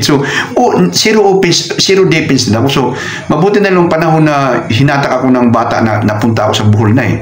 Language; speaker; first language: Filipino; non-native, local second language; Cebuano